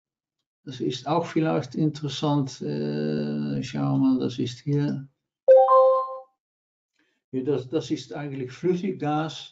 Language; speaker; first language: German; non-native, learner; Dutch